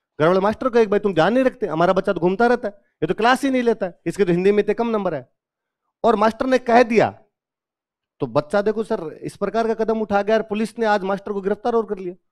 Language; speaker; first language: Hindi; native; Hindi